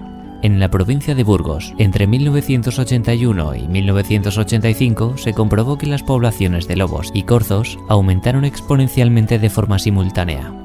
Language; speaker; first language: Spanish; native; Spanish